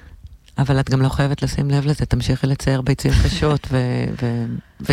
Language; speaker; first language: Hebrew; native; Hebrew